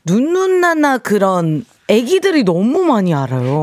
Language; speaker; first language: Korean; early bilingual, heritage; Korean